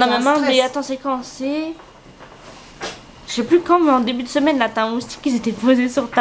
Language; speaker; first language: French; native; French